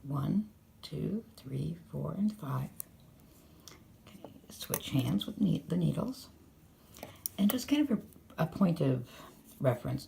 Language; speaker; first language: English; native; English